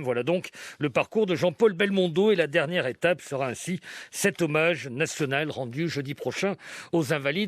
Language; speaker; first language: French; native; French